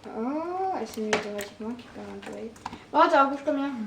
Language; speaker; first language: French; native; French